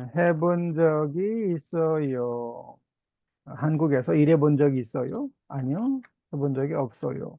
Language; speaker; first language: Korean; native; Korean